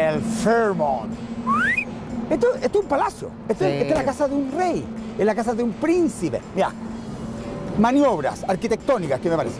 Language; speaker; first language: Spanish; native; Spanish